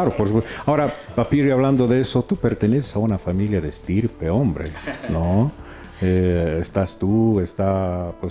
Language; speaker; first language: Spanish; native; Spanish